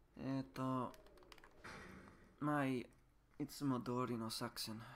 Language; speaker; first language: Japanese; non-native, learner; English